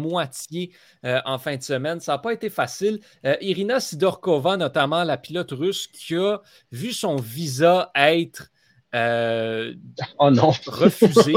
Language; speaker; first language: French; native; French